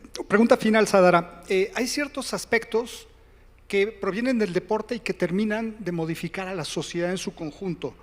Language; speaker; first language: Spanish; native; Spanish